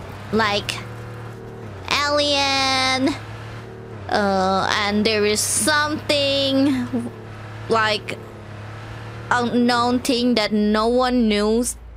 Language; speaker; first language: English; non-native, fluent; Indonesian